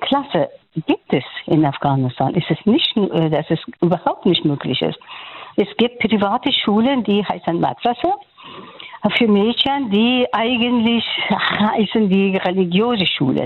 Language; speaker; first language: German; non-native, fluent; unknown